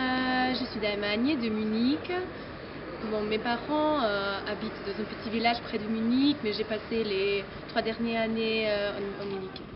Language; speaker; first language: French; non-native, fluent; German